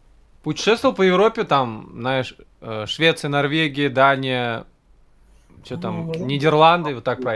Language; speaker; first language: Russian; native; Russian